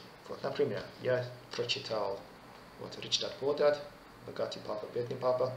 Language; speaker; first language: Russian; non-native, fluent; English